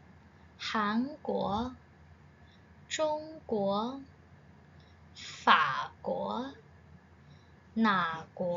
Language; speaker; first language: Chinese; non-native, fluent; Burmese